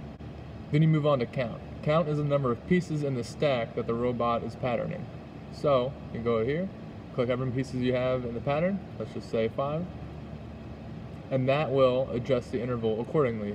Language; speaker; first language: English; native; English